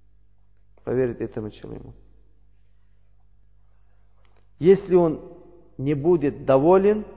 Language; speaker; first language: Russian; non-native, learner; Uzbek